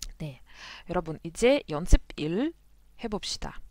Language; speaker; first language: Korean; non-native, fluent; Russian